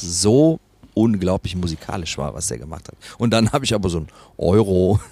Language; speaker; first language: German; native; German